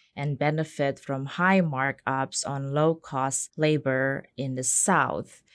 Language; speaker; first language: English; non-native, fluent; Indonesian